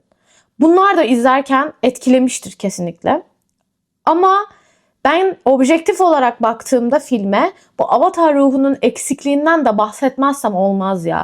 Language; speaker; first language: Turkish; native; Turkish